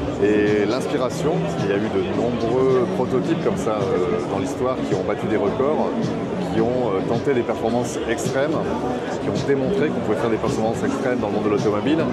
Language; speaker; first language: French; native; French